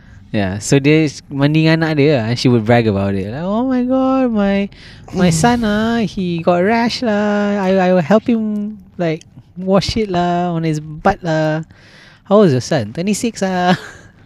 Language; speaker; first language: English; non-native, local second language; Malay